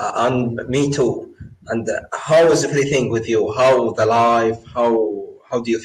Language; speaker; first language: English; non-native, learner; Arabic